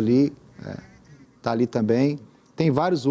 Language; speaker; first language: Portuguese; native; Portuguese